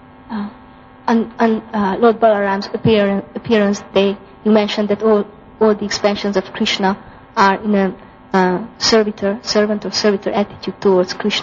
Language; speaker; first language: English; non-native, fluent; Hungarian